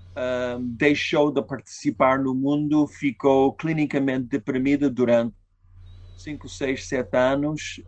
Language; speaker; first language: Portuguese; non-native, fluent; English